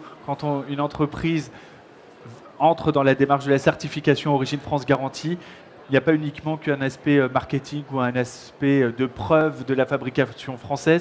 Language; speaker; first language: French; native; French